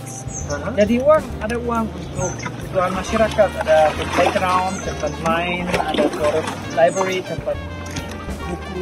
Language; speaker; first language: Indonesian; non-native, learner; German